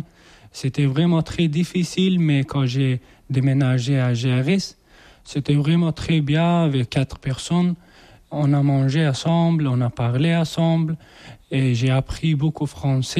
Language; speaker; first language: French; non-native, learner; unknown